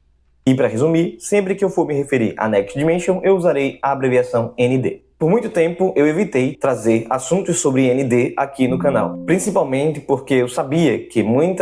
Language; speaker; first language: Portuguese; native; Portuguese